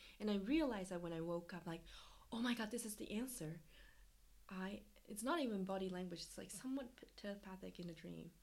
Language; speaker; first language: English; non-native, fluent; Japanese